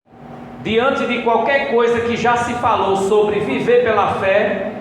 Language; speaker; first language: Portuguese; native; Portuguese